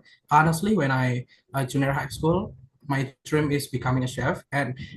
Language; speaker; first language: English; non-native, learner; Indonesian